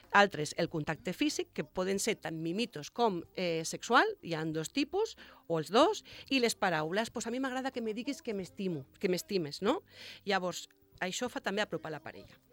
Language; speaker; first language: Catalan; non-native, local second language; Spanish